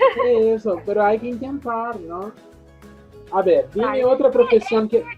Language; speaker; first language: Spanish; non-native, fluent; Portuguese